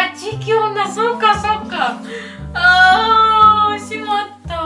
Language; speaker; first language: Japanese; non-native, fluent; Indonesian